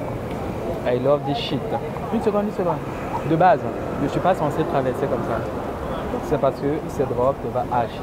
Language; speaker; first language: French; native; French